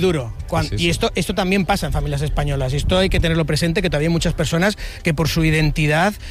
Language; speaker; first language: Spanish; native; Spanish